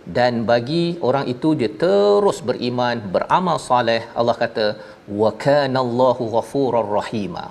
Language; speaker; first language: Malay; native; Malay